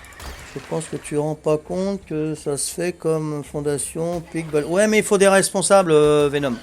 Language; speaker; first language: French; native; French